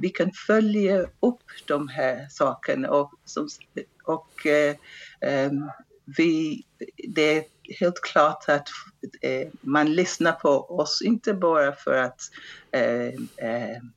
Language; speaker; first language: Swedish; non-native, fluent; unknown